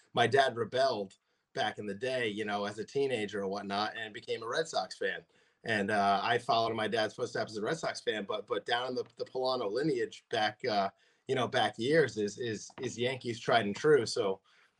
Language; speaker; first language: English; native; English